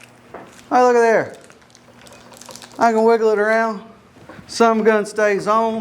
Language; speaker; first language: English; native; English